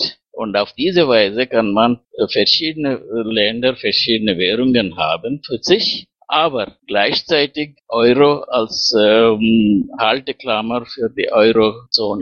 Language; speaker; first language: German; non-native, fluent; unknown